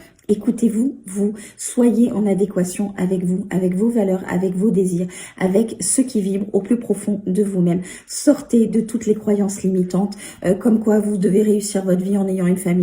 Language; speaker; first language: French; native; French